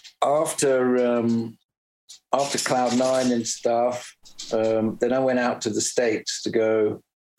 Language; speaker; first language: English; native; English